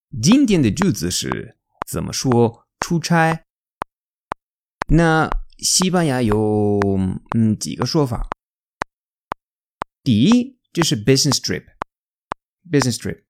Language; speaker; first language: Chinese; non-native, fluent; Spanish